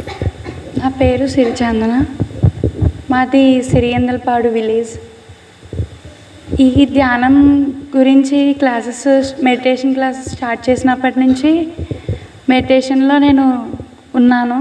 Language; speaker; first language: Telugu; native; Telugu